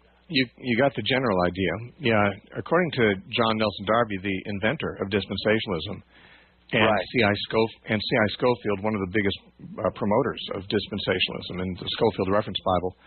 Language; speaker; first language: English; native; English